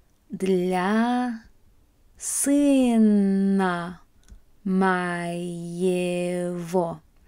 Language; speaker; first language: Russian; non-native, fluent; English